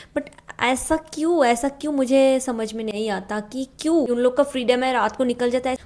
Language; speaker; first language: Hindi; non-native, local second language; Bangla